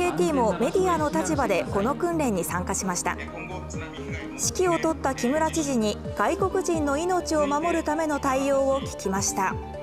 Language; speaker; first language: Japanese; native; Japanese